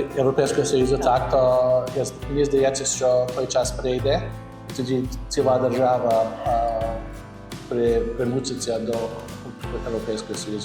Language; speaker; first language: Ukrainian; early bilingual, heritage; Ukrainian